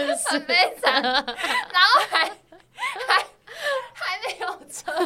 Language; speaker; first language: Chinese; native; Chinese